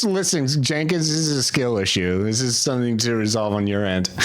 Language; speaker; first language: English; native; English